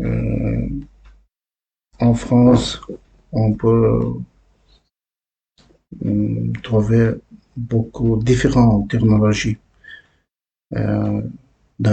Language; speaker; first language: French; non-native, learner; Uzbek